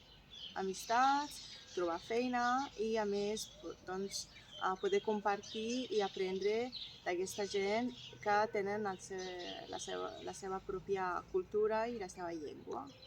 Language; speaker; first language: Catalan; non-native, fluent; Persian